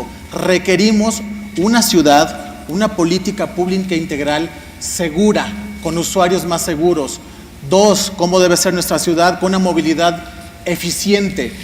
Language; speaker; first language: Spanish; native; Spanish